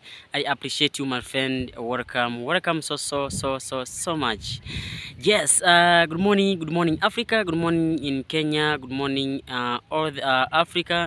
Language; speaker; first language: English; non-native, learner; Swahili